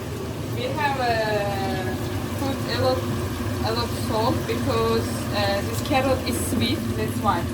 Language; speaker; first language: English; non-native, learner; Uzbek